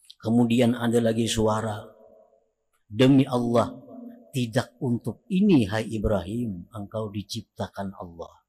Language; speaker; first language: Indonesian; non-native, local second language; Banjar